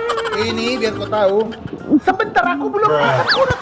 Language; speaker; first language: Indonesian; native; Indonesian